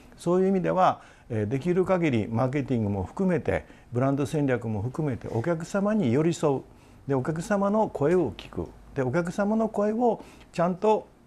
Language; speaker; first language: Japanese; native; Japanese